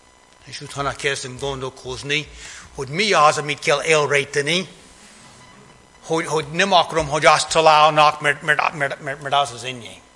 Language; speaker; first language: Hungarian; non-native, fluent; English